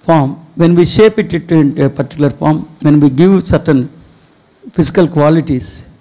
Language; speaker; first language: English; non-native, local second language; Telugu